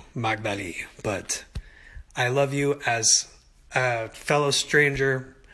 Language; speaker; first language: English; native; English